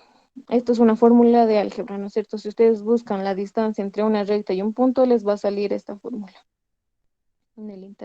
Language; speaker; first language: Spanish; native; Spanish